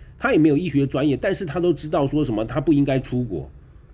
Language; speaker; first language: Chinese; native; Chinese